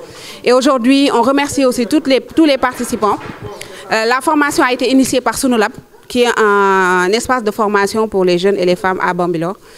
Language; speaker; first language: French; non-native, local second language; Wolof